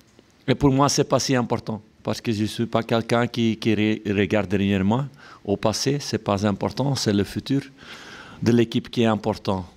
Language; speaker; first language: French; non-native, local second language; Dutch